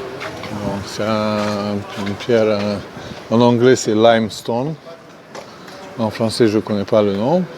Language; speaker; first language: French; non-native, fluent; Hungarian